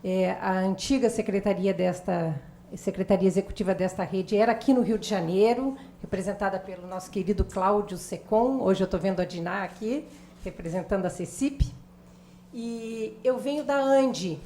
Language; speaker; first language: Portuguese; native; Portuguese